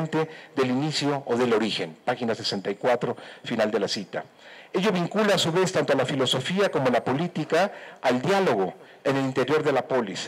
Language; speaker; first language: Spanish; native; Spanish